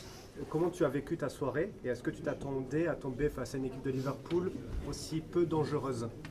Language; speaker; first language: French; native; French